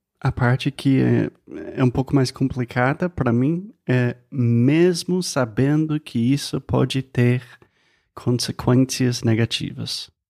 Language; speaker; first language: Portuguese; non-native, fluent; English